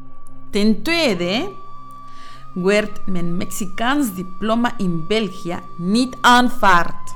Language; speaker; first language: Dutch; non-native, fluent; Spanish